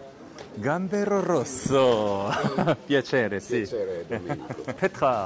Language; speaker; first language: Italian; non-native, learner; Korean